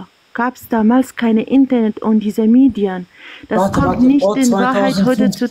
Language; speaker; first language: German; non-native, learner; Arabic